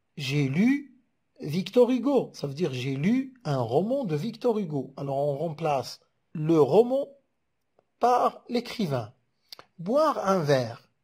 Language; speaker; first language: French; non-native, local second language; Arabic